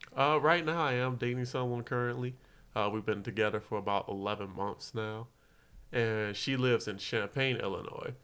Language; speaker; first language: English; native; English